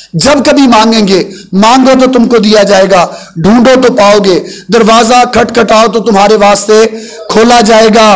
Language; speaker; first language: Urdu; non-native, local second language; Punjabi